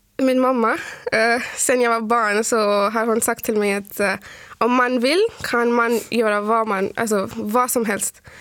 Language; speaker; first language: Swedish; non-native, fluent; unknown